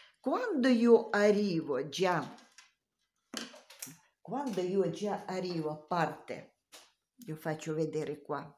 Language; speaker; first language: Italian; non-native, learner; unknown